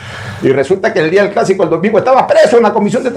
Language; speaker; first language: Spanish; native; Spanish